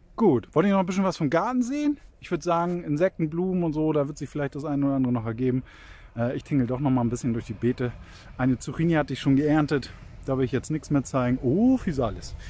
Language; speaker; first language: German; native; German